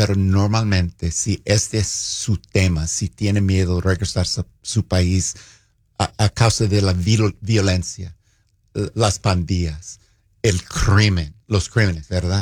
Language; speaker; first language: Spanish; non-native, fluent; English